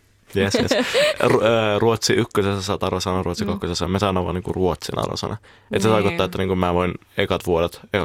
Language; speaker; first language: Finnish; early bilingual, heritage; Finnish